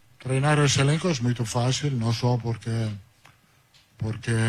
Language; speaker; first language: Portuguese; non-native, learner; Italian